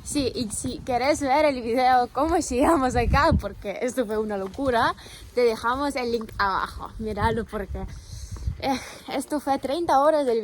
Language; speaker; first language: Spanish; non-native, fluent; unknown